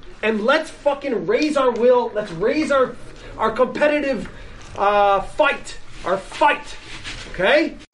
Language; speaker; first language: English; native; English